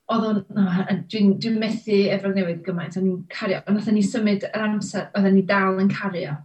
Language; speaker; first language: Welsh; native; Welsh